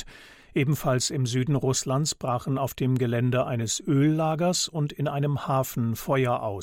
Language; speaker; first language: German; native; German